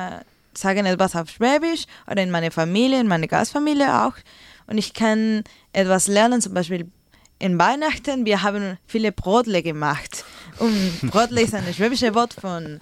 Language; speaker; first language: German; non-native, learner; Spanish